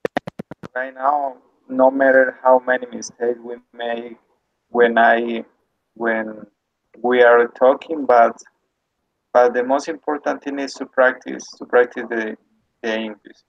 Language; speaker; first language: English; non-native, learner; Spanish